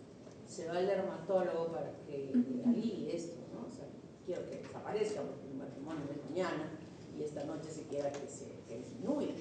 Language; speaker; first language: Spanish; native; Spanish